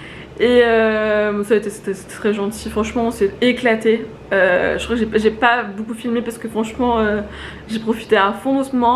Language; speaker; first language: French; native; French